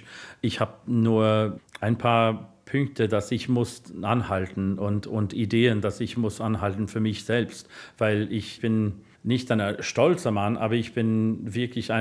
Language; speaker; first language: German; non-native, learner; English